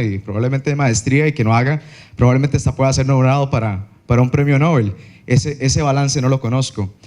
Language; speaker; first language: Spanish; native; Spanish